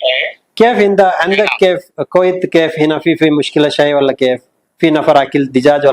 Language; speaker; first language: Arabic; non-native, learner; Telugu